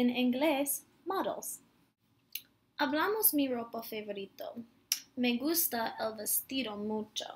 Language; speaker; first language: Spanish; non-native, learner; English